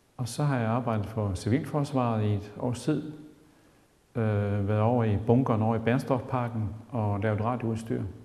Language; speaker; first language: Danish; native; Danish